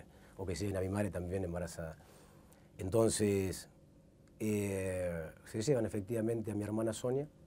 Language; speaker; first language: Spanish; native; Spanish